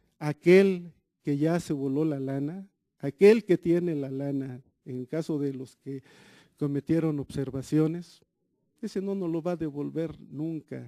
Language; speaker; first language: Spanish; native; Spanish